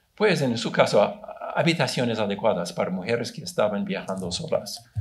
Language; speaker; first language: Spanish; non-native, fluent; English